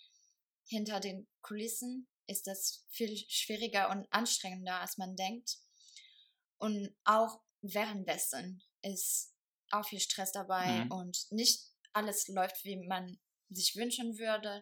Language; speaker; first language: German; non-native, fluent; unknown